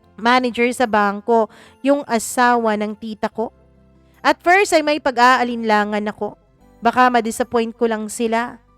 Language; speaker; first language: Filipino; non-native, local second language; Cebuano